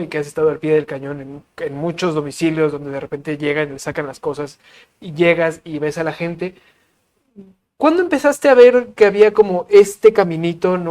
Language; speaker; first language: Spanish; native; Spanish